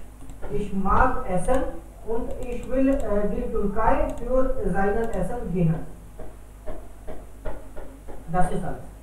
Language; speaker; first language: German; non-native, learner; Hindi